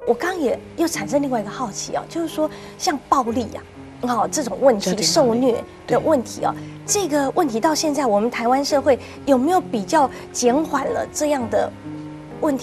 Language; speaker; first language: Chinese; native; Chinese